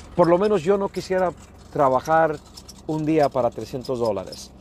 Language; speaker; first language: Spanish; early bilingual, heritage; Spanish